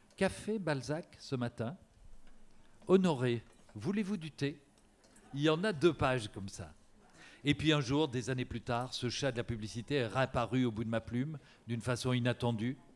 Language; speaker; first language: French; native; French